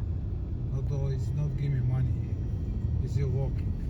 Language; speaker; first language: English; non-native, learner; Azerbaijani